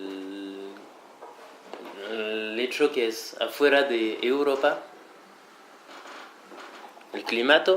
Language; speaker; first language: Spanish; non-native, fluent; French